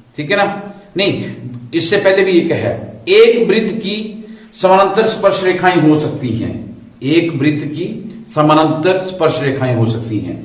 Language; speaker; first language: Hindi; non-native, local second language; Punjabi